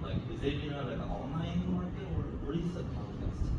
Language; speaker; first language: English; non-native, fluent; Korean